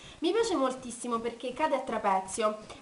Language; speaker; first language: Italian; native; Italian